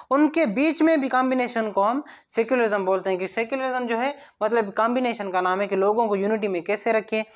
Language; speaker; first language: Urdu; non-native, local second language; Sindhi